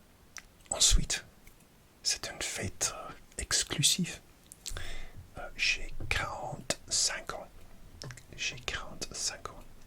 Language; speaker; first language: French; non-native, learner; English